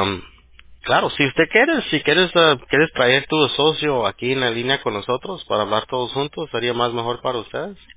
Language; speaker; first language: Spanish; early bilingual, heritage; Spanish